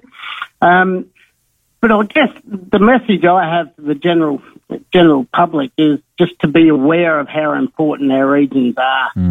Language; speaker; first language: English; native; English